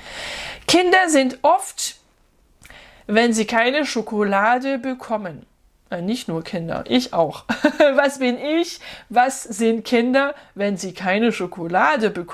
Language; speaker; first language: German; non-native, fluent; French